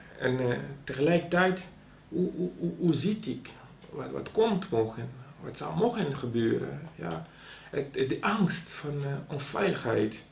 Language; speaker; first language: Dutch; non-native, local second language; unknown